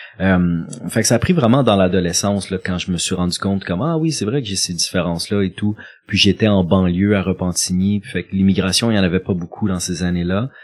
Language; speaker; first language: French; native; French